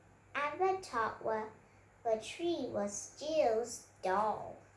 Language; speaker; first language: English; non-native, learner; Vietnamese